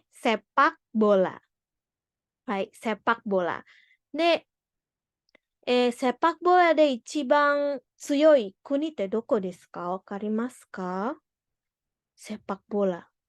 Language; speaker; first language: Japanese; non-native, fluent; Indonesian